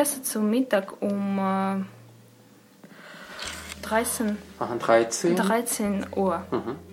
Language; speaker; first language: German; non-native, learner; Russian